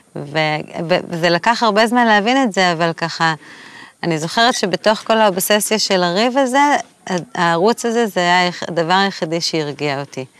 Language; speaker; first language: Hebrew; native; Hebrew